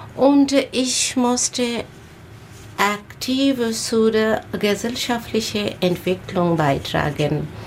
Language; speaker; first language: German; non-native, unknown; Bangla